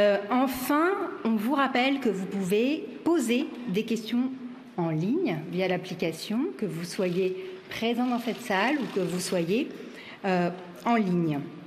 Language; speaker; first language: French; native; French